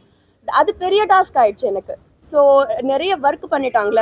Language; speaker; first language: Tamil; non-native, learner; Telugu